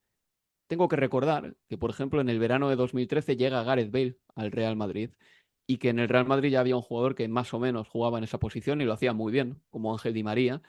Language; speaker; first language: Spanish; native; Spanish